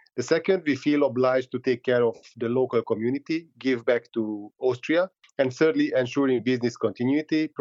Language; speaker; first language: English; non-native, fluent; Hungarian